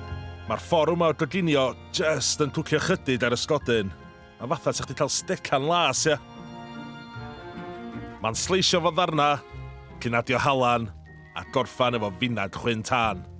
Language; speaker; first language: Welsh; native; Welsh